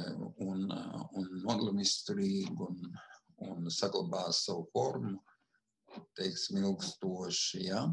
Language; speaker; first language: Latvian; native; Latvian